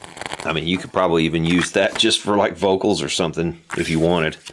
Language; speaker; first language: English; native; English